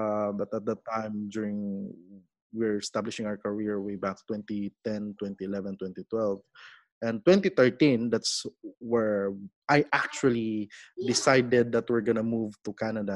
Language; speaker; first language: English; non-native, local second language; Filipino